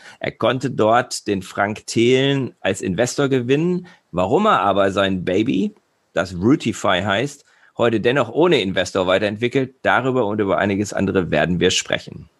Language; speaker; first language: German; native; German